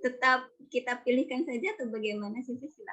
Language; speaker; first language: Indonesian; native; Indonesian